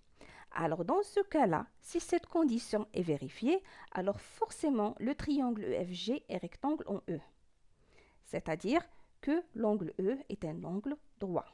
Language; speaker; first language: French; non-native, local second language; Arabic